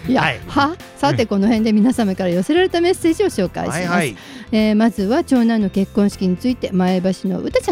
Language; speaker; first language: Japanese; native; Japanese